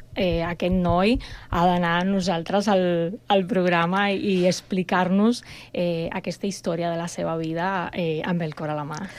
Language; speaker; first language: Catalan; non-native, fluent; Spanish